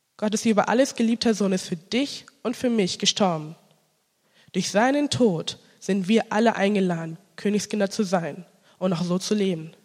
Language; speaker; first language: German; early bilingual, other home language; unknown